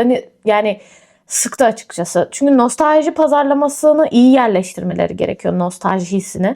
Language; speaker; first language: Turkish; native; Turkish